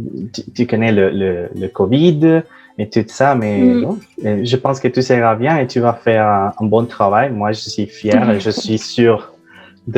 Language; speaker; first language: French; non-native, fluent; Spanish